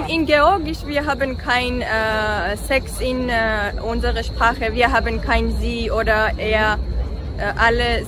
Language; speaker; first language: German; non-native, learner; Georgian